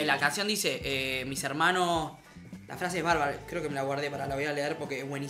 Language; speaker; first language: Spanish; native; Spanish